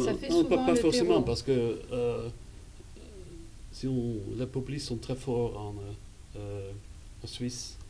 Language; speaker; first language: French; non-native, fluent; Dutch